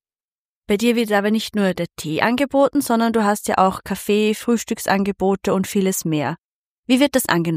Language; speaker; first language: German; native; German